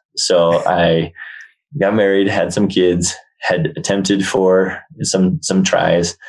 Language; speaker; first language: English; native; English